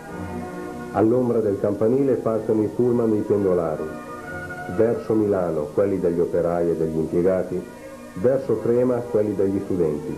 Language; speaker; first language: Italian; native; Italian